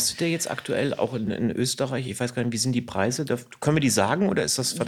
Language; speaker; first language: German; native; German